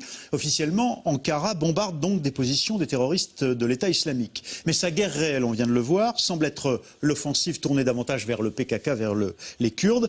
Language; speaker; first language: French; native; French